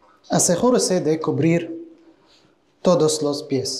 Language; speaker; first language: Spanish; non-native, fluent; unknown